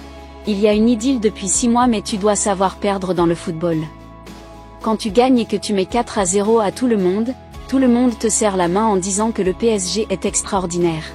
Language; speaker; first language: French; native; French